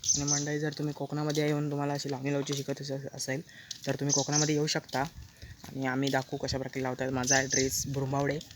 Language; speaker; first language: Marathi; non-native, local second language; Konkani